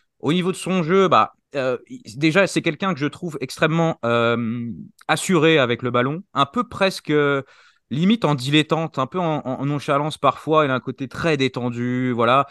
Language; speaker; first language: French; native; French